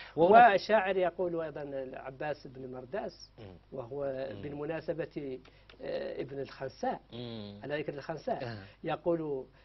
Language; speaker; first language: Arabic; native; Arabic